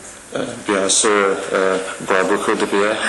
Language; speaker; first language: French; non-native, learner; English